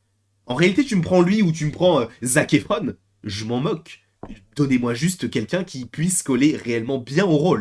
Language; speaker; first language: French; native; French